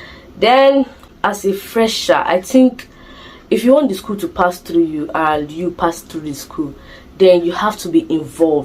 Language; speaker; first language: English; non-native, local second language; Igbo